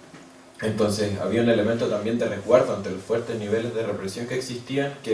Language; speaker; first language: Spanish; native; Spanish